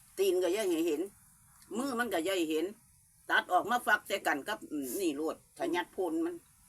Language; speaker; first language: Thai; native; Thai